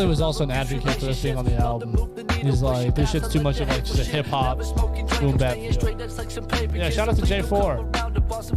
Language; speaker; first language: English; native; English